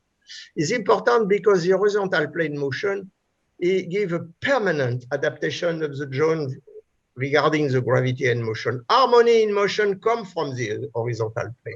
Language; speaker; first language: English; non-native, fluent; French